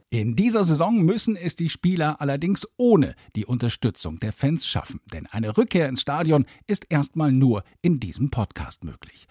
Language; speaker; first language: German; native; German